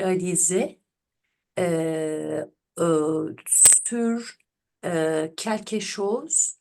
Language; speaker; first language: French; non-native, learner; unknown